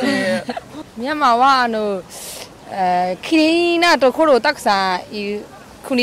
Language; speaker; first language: Japanese; non-native, learner; Burmese